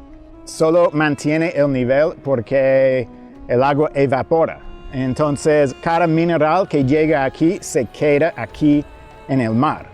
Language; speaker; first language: Spanish; non-native, fluent; English